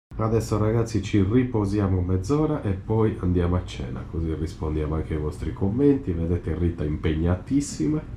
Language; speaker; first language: Italian; native; Italian